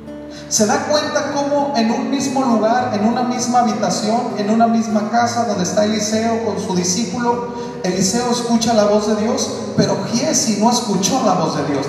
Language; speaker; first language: Spanish; native; Spanish